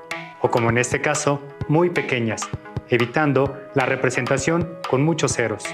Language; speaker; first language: Spanish; native; Spanish